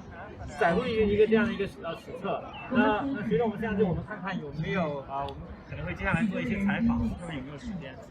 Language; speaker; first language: Chinese; native; Chinese